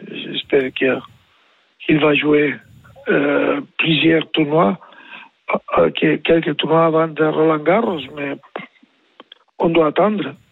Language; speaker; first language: French; non-native, learner; Spanish